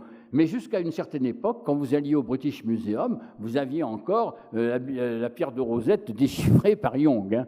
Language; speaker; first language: French; native; French